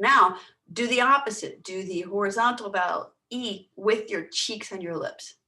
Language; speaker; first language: English; native; English